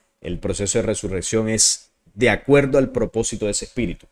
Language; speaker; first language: Spanish; native; Spanish